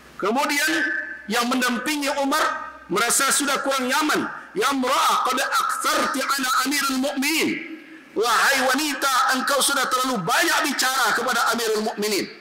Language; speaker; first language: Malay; non-native, local second language; Minangkabau